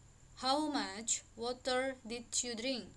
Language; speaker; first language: English; non-native, fluent; Indonesian